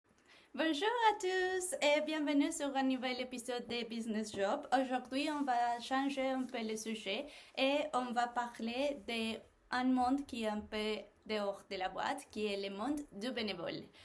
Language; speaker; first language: French; non-native, learner; Spanish